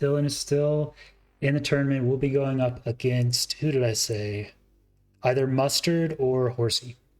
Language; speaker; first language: English; native; English